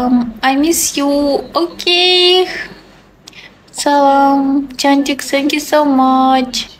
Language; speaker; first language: English; non-native, learner; Russian